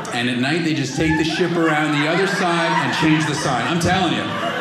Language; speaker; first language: English; native; English